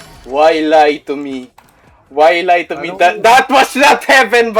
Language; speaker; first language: English; non-native, local second language; Filipino